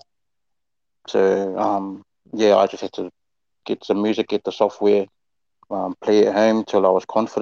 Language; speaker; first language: English; native; English